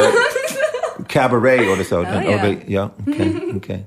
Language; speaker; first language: German; non-native, learner; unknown